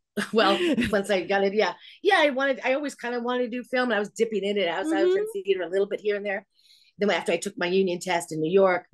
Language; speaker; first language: English; native; English